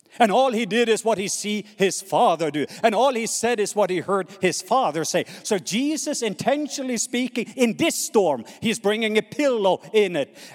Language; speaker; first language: English; non-native, fluent; Norwegian